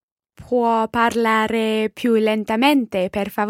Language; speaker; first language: Italian; non-native, learner; English